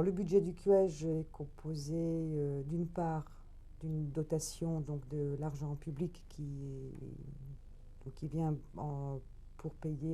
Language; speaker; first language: French; native; French